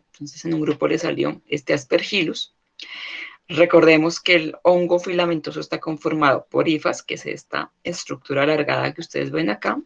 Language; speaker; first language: Spanish; native; Spanish